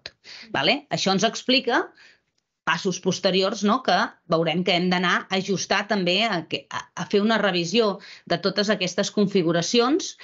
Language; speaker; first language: Catalan; native; Catalan